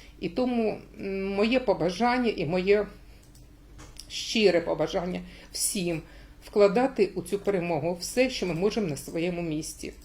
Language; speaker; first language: Ukrainian; native; Ukrainian